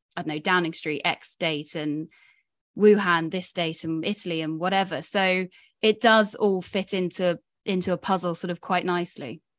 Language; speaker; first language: English; native; English